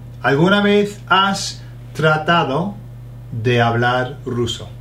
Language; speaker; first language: Spanish; non-native, fluent; English